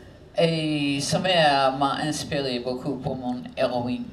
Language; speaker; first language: French; non-native, fluent; English